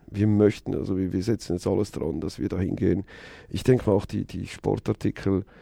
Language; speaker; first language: German; native; German